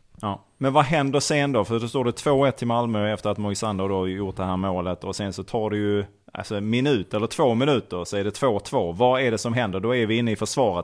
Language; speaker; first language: Swedish; native; Swedish